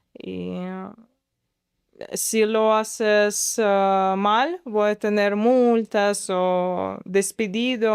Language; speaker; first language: Spanish; non-native, learner; Russian